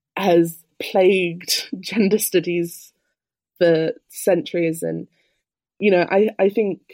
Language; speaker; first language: English; native; English